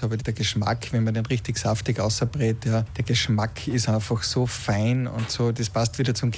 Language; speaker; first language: German; native; German